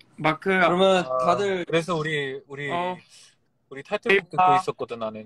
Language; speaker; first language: Korean; early bilingual, heritage; Korean